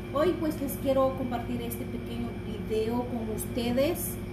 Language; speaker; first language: Spanish; non-native, local second language; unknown